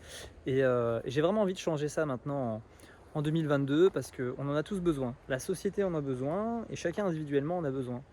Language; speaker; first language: French; native; French